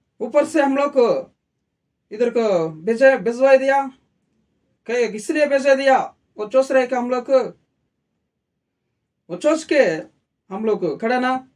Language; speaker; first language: Hindi; non-native, local second language; Telugu